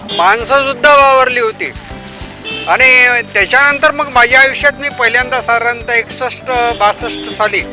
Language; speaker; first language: Marathi; native; Marathi